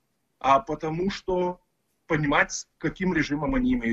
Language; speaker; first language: Russian; non-native, fluent; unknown